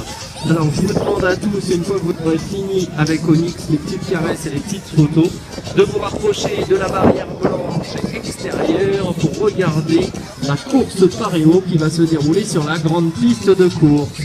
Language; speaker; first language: French; native; French